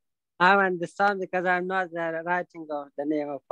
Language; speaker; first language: English; non-native, learner; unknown